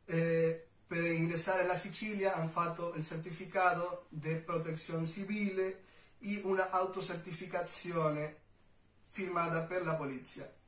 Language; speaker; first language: Italian; non-native, learner; Spanish